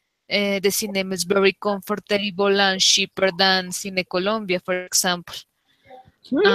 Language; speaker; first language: English; non-native, learner; Spanish